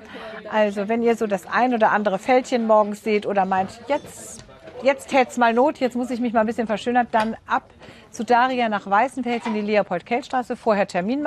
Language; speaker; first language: German; native; German